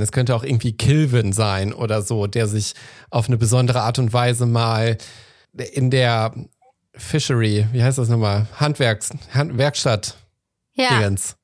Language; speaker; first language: German; native; German